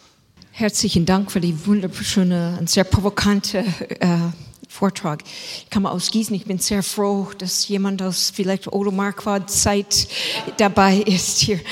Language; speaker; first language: German; non-native, fluent; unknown